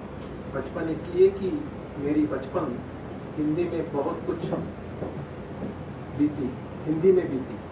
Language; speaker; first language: Hindi; non-native, local second language; Telugu